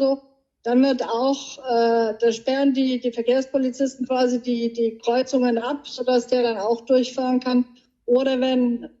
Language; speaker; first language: German; native; German